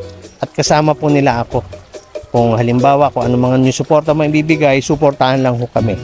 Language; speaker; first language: Filipino; native; Filipino